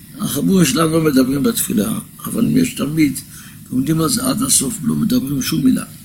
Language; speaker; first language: Hebrew; non-native, local second language; Yiddish